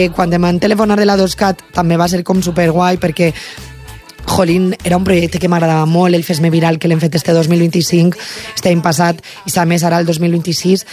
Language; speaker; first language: Catalan; native; Catalan